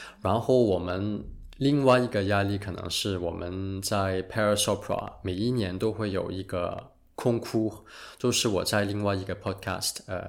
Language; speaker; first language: Chinese; non-native, local second language; Cantonese